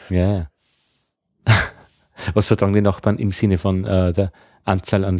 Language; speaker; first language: German; native; German